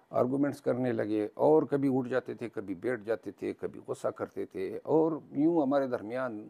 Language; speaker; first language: Urdu; non-native, local second language; Pashto